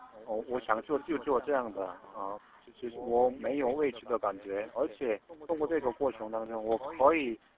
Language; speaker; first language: Chinese; non-native, fluent; Korean